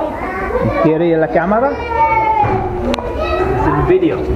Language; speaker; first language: Spanish; non-native, learner; English